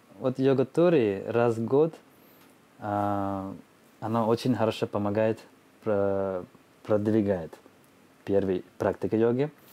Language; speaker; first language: Russian; non-native, fluent; Telugu